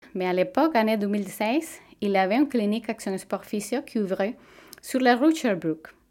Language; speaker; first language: French; non-native, fluent; Spanish